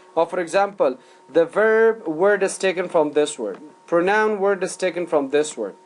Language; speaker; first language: English; non-native, fluent; Persian